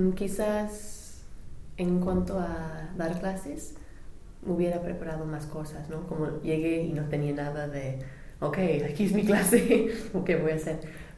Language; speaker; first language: Spanish; non-native, fluent; English